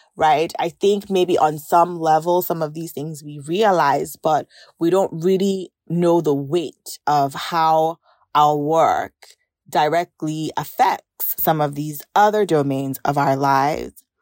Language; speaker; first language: English; non-native, local second language; Yoruba